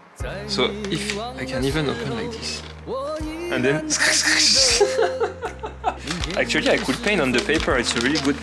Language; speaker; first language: English; non-native, fluent; French